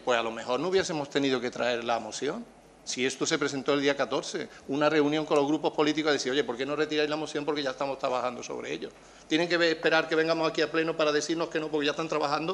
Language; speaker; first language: Spanish; native; Spanish